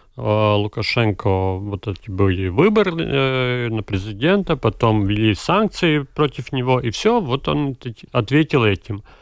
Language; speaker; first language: Russian; non-native, local second language; Latvian